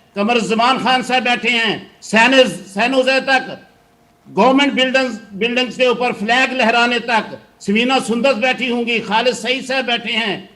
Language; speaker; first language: Urdu; native; Urdu